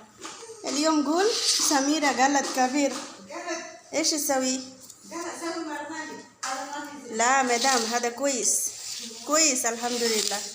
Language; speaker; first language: Arabic; non-native, learner; Bangla